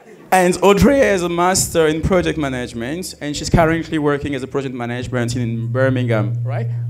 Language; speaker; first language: English; non-native, fluent; French